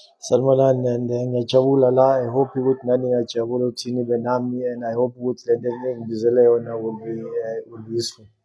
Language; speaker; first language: Zulu; non-native, local second language; Southern Sotho